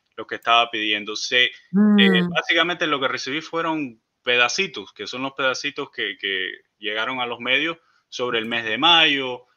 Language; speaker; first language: Spanish; early bilingual, heritage; Spanish